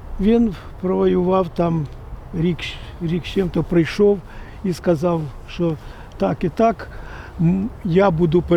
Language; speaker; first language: Ukrainian; non-native, local second language; Russian